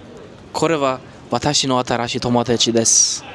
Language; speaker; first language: Japanese; non-native, learner; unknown